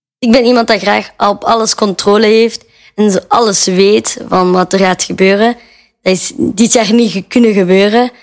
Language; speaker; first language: Dutch; native; Dutch